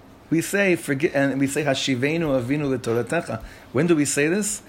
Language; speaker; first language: English; native; English